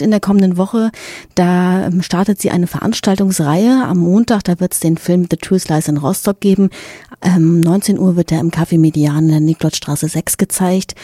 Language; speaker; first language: German; native; German